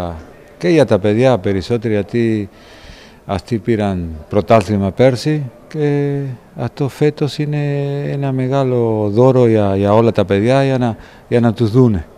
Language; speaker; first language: Greek; non-native, learner; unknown